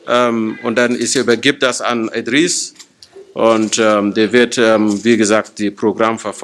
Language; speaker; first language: German; non-native, fluent; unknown